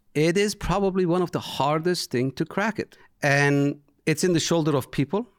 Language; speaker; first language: English; non-native, fluent; Turkish